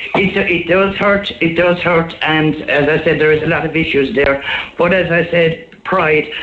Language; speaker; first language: English; native; English